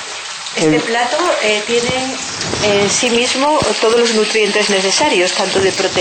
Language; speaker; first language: Spanish; native; Spanish